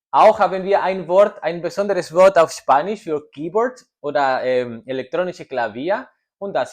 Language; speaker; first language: German; non-native, learner; Spanish